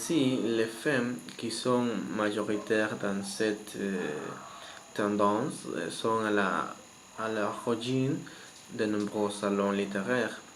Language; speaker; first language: French; non-native, fluent; Spanish